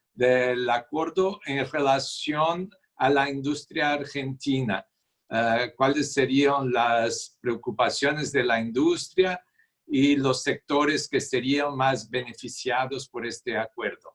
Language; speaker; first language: Spanish; non-native, fluent; Portuguese